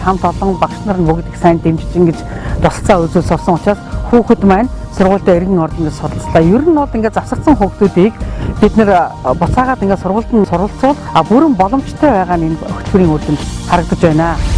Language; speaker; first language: Mongolian; native; Mongolian